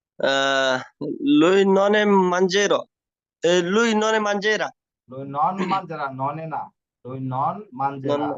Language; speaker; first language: Italian; non-native, learner; Bangla